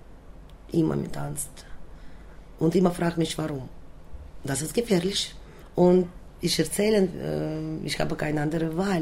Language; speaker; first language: German; non-native, learner; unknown